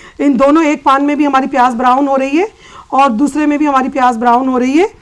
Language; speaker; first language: Urdu; native; Urdu